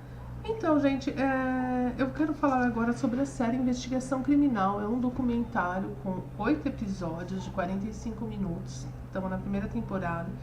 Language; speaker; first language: Portuguese; native; Portuguese